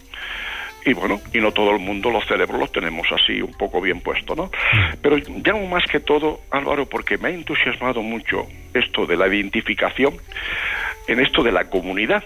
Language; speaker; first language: Spanish; native; Spanish